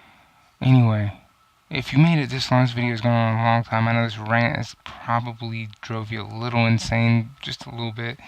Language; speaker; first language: English; native; English